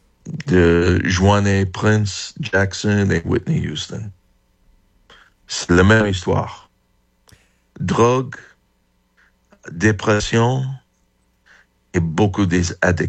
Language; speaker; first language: French; non-native, learner; English